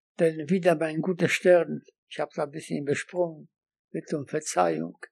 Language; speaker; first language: German; non-native, fluent; Polish